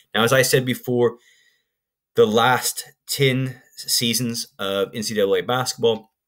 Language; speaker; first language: English; native; English